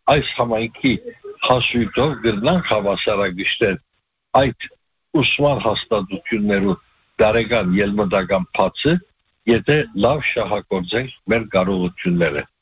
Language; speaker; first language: Armenian; native; Armenian